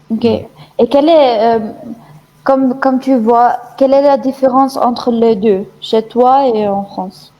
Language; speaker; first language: French; non-native, fluent; Arabic